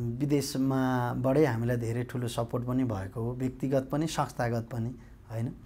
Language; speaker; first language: Nepali; native; Nepali